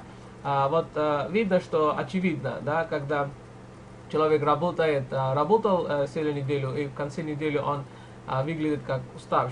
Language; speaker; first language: Russian; non-native, fluent; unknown